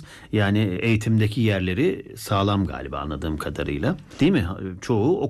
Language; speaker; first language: Turkish; native; Turkish